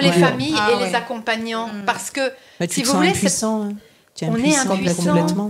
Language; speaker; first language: French; native; French